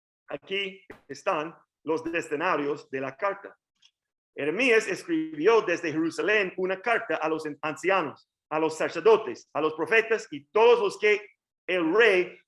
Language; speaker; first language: Spanish; non-native, learner; English